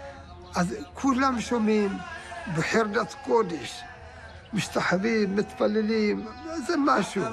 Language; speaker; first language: Hebrew; non-native, fluent; Amharic